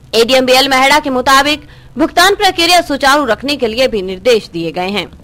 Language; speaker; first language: Hindi; native; Hindi